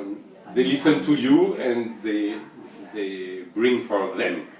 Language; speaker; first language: English; non-native, learner; French